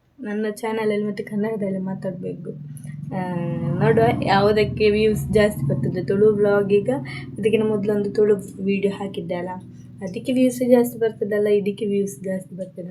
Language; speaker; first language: Kannada; non-native, local second language; Tulu